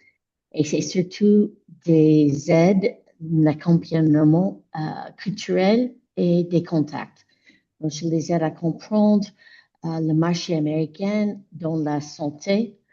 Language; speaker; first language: French; non-native, fluent; English